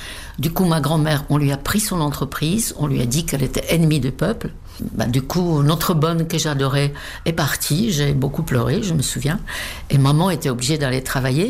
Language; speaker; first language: French; non-native, fluent; Czech